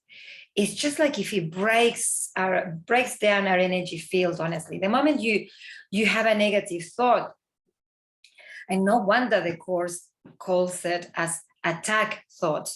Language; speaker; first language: English; non-native, fluent; Spanish